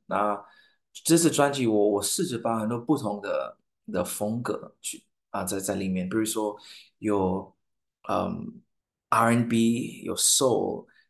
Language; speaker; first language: Chinese; non-native, fluent; English